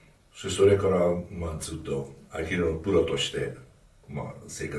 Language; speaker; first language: Japanese; non-native, fluent; Hungarian